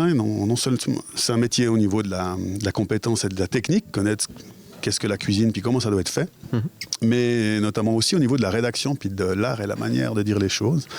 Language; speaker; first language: French; native; French